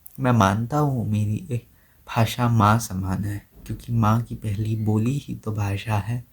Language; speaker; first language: Hindi; non-native, local second language; Assamese